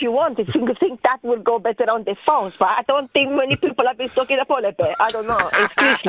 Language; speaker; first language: English; non-native, fluent; Spanish